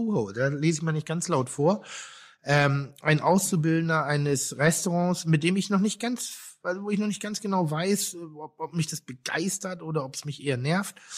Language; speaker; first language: German; native; German